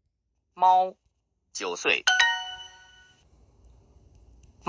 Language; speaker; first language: Chinese; non-native, learner; English